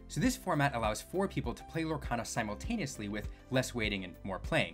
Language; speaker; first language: English; native; English